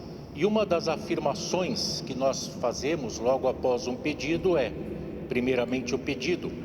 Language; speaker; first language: Portuguese; native; Portuguese